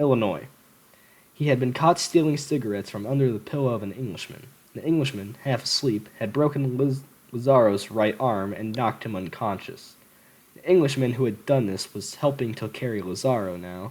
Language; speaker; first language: English; native; English